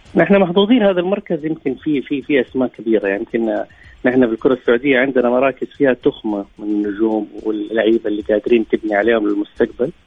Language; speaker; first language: Arabic; native; Arabic